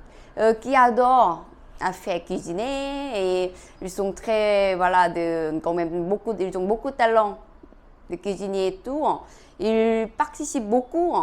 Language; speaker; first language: French; non-native, fluent; Korean